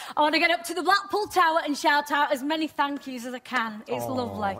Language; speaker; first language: English; native; English